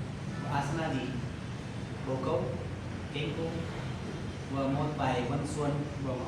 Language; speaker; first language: Vietnamese; non-native, learner; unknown